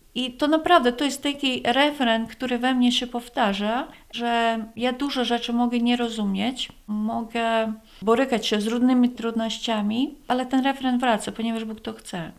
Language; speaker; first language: Polish; non-native, fluent; Latvian